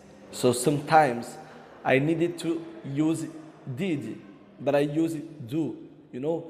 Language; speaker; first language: English; non-native, learner; Portuguese